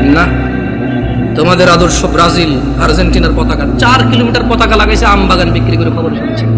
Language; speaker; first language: Bangla; early bilingual, heritage; Bangla